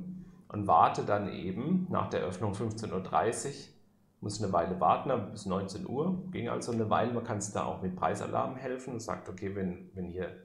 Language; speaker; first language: German; native; German